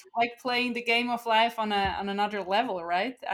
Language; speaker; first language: English; non-native, fluent; Swiss German